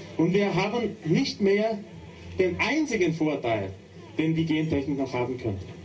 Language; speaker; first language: German; non-native, fluent; Portuguese